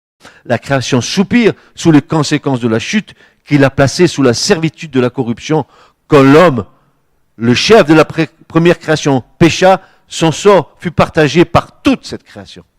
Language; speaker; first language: French; native; French